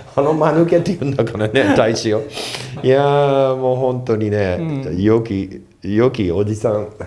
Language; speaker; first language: Japanese; non-native, fluent; English